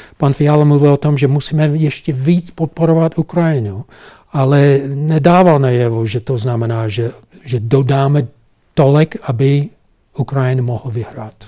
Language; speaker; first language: Czech; non-native, fluent; English